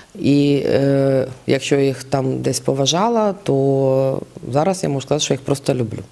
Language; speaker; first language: Ukrainian; native; Ukrainian